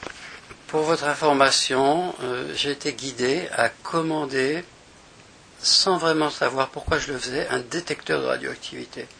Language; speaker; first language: French; native; French